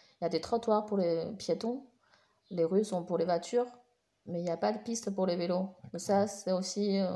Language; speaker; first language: French; non-native, fluent; Chinese